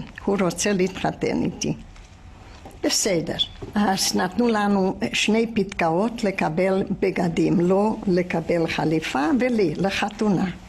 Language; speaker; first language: Hebrew; non-native, fluent; Hungarian